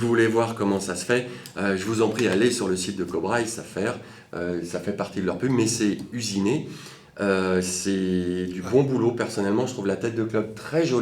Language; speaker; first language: French; native; French